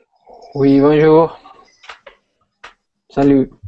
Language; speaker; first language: French; non-native, fluent; Spanish